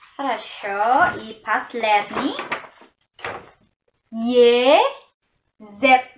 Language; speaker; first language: Russian; non-native, learner; Indonesian